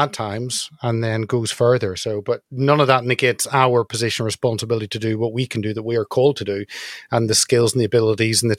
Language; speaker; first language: English; native; English